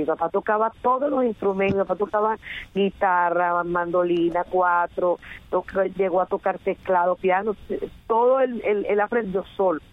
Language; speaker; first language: Spanish; native; Spanish